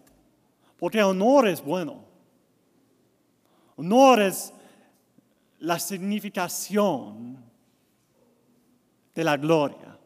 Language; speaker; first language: Spanish; non-native, learner; English